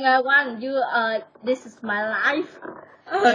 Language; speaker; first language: English; non-native, learner; Vietnamese